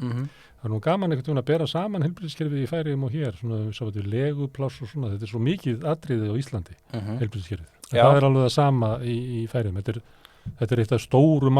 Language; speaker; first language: Icelandic; native; Icelandic